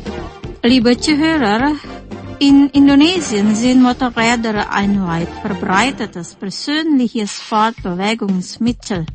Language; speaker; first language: German; non-native, fluent; Indonesian